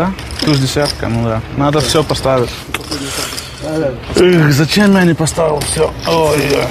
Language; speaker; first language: Russian; non-native, learner; Lithuanian